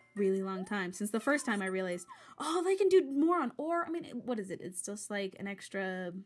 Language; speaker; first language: English; native; English